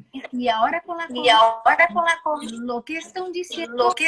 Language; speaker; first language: Spanish; non-native, learner; Portuguese